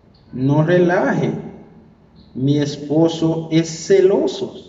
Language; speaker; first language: Spanish; non-native, fluent; Haitian Creole